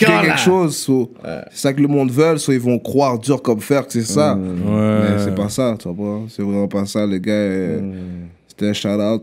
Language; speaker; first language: French; native; French